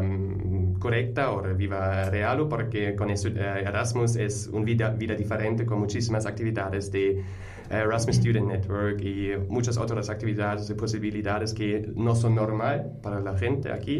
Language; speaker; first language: Spanish; non-native, fluent; German